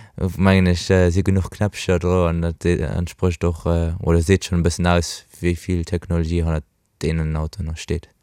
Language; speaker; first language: Luxembourgish; early bilingual, other home language; Portuguese